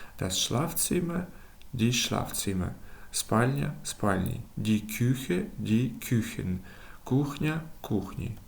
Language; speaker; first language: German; non-native, fluent; Ukrainian